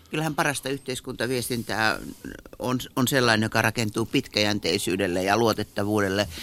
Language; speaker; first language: Finnish; native; Finnish